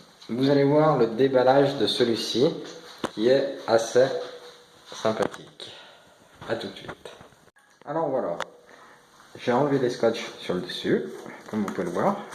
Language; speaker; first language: French; native; French